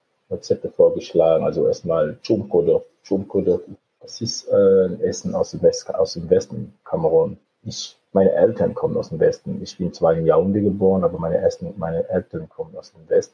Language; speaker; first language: German; non-native, fluent; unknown